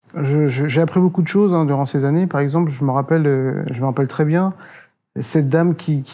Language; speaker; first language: French; native; French